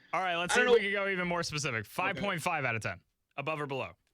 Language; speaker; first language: English; native; English